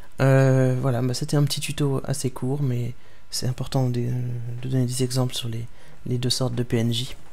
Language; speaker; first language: French; native; French